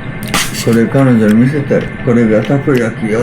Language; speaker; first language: Japanese; native; Japanese